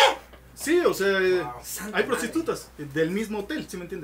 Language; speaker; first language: Spanish; native; Spanish